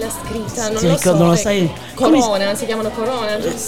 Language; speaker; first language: Italian; early bilingual, other home language; Romanian